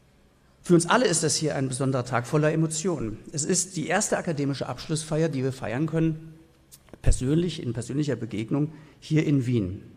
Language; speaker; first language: German; native; German